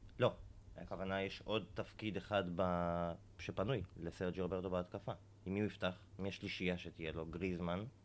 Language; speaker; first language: Hebrew; native; Hebrew